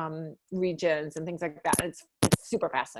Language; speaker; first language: English; native; English